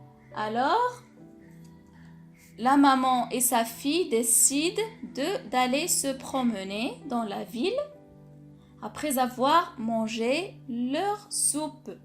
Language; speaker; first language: French; non-native, local second language; Arabic